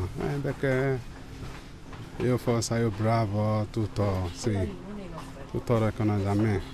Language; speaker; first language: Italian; non-native, learner; Portuguese